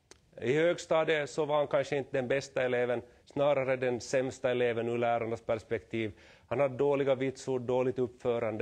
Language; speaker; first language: Swedish; native; Swedish